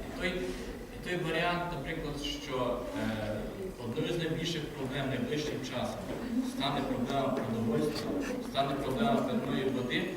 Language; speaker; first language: Ukrainian; native; Ukrainian